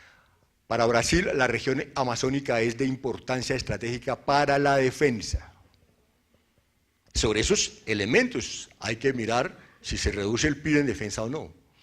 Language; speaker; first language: Spanish; native; Spanish